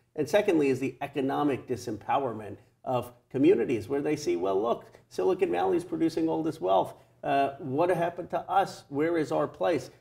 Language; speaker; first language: English; native; English